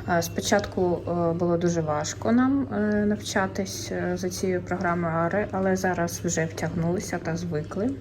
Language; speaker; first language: Ukrainian; non-native, local second language; Russian